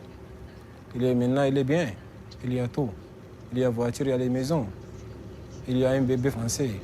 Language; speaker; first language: French; non-native, learner; Arabic